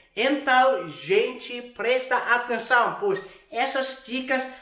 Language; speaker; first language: Portuguese; non-native, fluent; Swedish